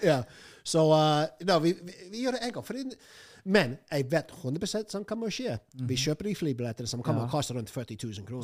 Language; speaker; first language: Norwegian; non-native, fluent; English